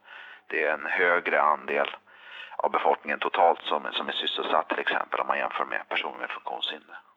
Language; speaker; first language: Swedish; native; Swedish